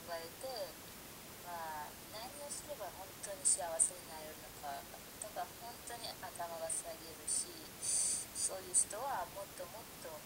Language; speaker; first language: Japanese; non-native, fluent; Persian